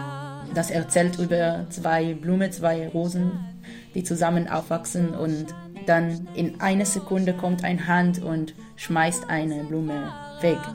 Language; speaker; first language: German; non-native, fluent; Hebrew